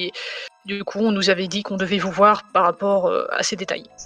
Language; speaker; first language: French; native; French